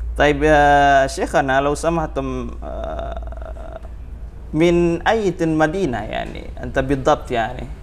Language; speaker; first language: Arabic; non-native, fluent; Indonesian